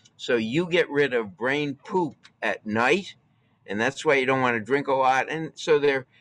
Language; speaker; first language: English; native; English